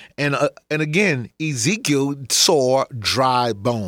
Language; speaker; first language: English; native; English